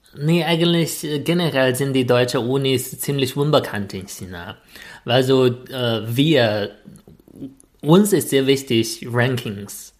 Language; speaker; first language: German; non-native, fluent; Chinese